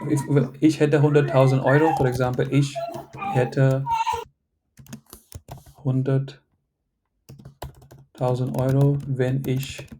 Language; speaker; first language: German; non-native, fluent; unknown